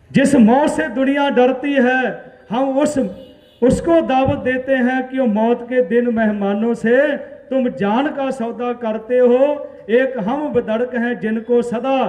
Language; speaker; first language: Hindi; non-native, local second language; Punjabi